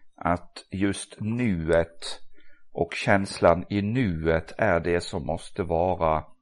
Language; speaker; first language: Swedish; non-native, fluent; Norwegian